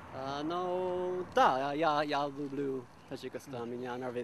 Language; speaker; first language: Russian; non-native, learner; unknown